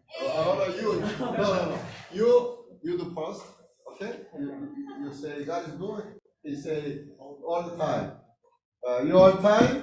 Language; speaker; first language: English; non-native, learner; Korean